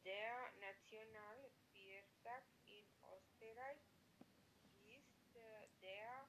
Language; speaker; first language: German; non-native, learner; Macedonian